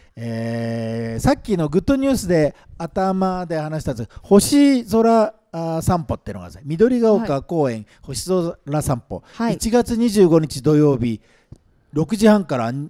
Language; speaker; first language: Japanese; native; Japanese